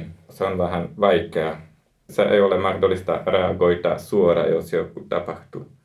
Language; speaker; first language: Finnish; non-native, learner; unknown